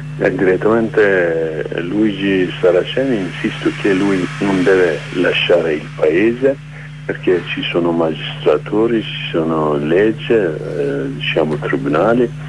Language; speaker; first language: Italian; non-native, fluent; Kurdish